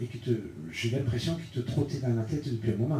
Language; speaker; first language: French; native; French